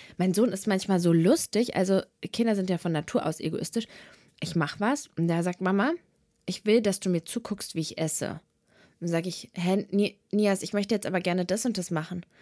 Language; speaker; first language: German; early bilingual, other home language; Serbian